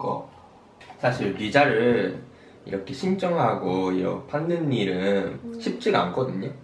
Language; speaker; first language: Korean; non-native, fluent; Japanese